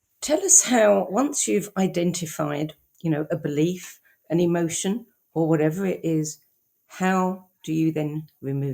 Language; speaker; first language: English; native; English